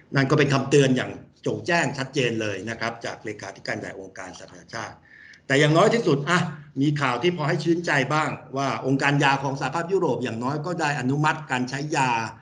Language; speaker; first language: Thai; native; Thai